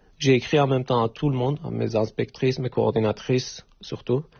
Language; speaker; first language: French; non-native, learner; Turkish